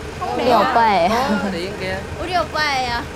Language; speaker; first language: Korean; non-native, learner; Vietnamese